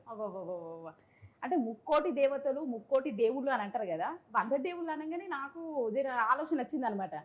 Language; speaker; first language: Telugu; native; Telugu